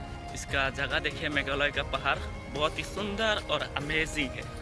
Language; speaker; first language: Hindi; non-native, local second language; Assamese